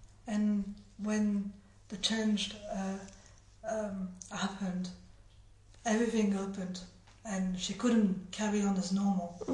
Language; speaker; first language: English; non-native, fluent; French